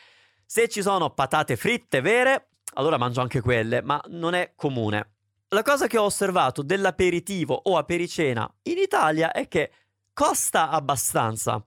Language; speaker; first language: Italian; native; Italian